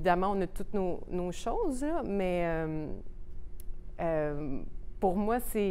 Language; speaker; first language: French; native; French